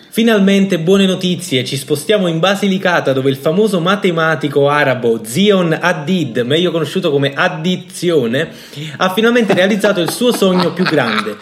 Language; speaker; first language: Italian; native; Italian